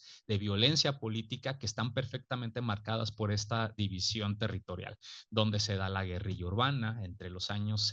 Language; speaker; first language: Spanish; native; Spanish